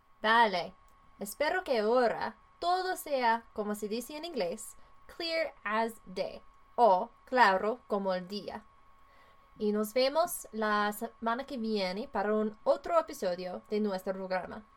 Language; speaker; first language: Spanish; non-native, learner; English